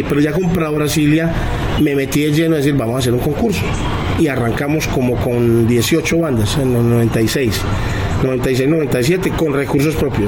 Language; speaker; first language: Spanish; native; Spanish